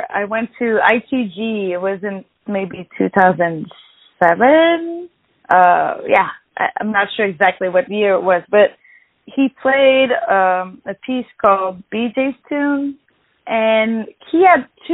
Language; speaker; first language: English; non-native, fluent; French